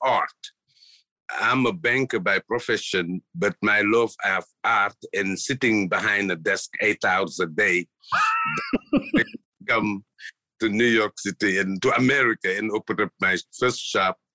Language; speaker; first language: English; non-native, fluent; Wolof